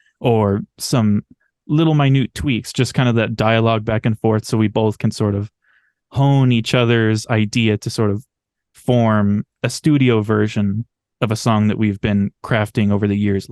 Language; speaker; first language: English; native; English